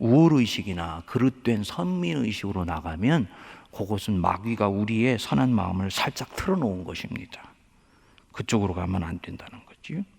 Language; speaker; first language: Korean; native; Korean